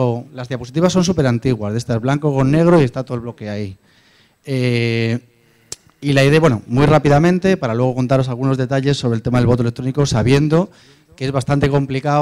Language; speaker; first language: Spanish; native; Spanish